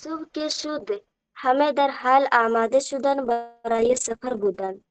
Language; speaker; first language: Persian; non-native, learner; Urdu